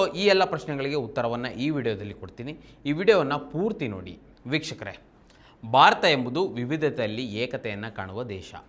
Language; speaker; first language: Kannada; native; Kannada